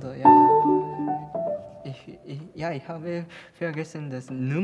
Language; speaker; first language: German; non-native, learner; Japanese